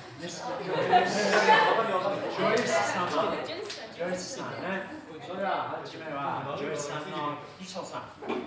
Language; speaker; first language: Japanese; non-native, learner; English